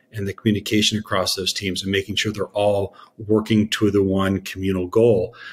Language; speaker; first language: English; native; English